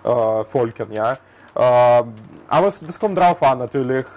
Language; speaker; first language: German; non-native, fluent; Russian